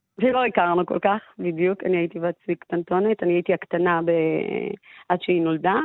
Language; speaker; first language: Hebrew; early bilingual, other home language; Amharic